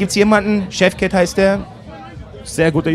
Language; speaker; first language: German; native; German